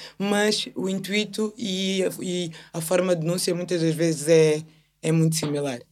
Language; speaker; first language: Portuguese; native; Portuguese